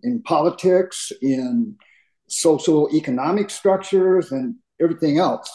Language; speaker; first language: English; native; English